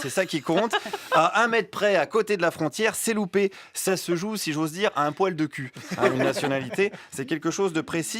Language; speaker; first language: French; native; French